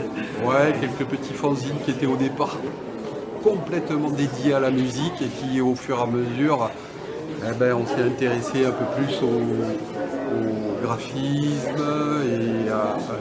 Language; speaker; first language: French; native; French